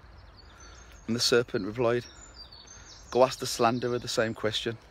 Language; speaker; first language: English; native; English